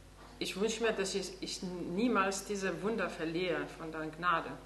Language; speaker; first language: German; non-native, fluent; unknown